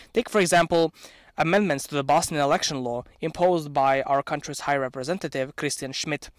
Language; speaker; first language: English; non-native, fluent; Serbian